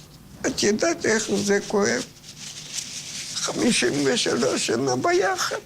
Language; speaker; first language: Hebrew; non-native, fluent; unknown